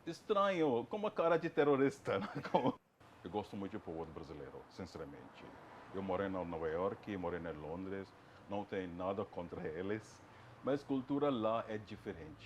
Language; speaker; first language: Portuguese; non-native, fluent; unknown